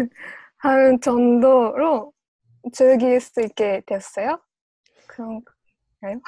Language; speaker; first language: Korean; non-native, learner; Japanese